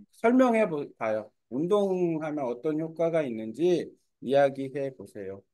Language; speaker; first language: Korean; non-native, learner; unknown